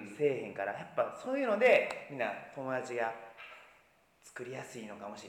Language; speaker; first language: Japanese; native; Japanese